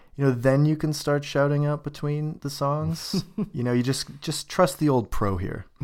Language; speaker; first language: English; native; English